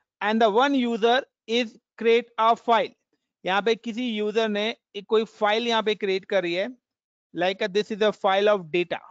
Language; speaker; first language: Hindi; native; Hindi